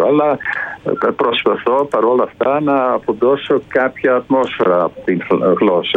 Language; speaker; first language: Greek; non-native, fluent; Dutch